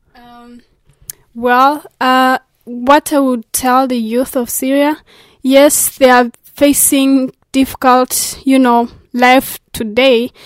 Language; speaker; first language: English; non-native, local second language; Kinyarwanda